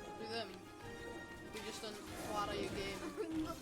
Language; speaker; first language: Welsh; non-native, local second language; English